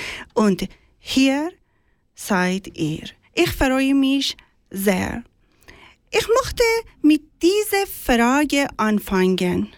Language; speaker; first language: German; non-native, learner; Persian